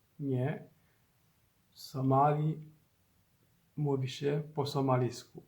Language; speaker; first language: Polish; non-native, learner; Somali